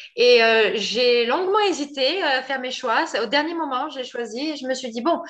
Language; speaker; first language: French; native; French